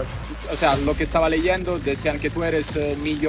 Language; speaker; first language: Spanish; non-native, learner; Italian